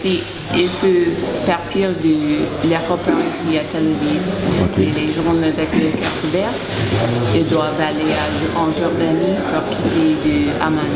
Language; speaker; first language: French; non-native, fluent; Arabic